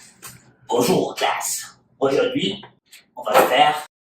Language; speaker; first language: French; non-native, learner; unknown